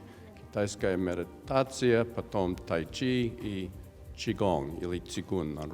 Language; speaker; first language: Russian; non-native, learner; English